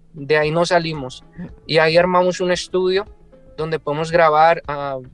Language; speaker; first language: Spanish; native; Spanish